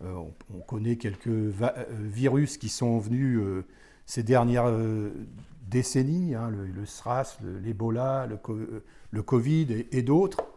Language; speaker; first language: French; native; French